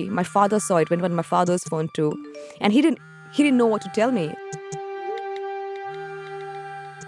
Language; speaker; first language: English; non-native, local second language; Urdu